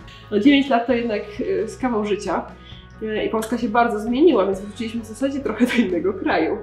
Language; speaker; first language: Polish; native; Polish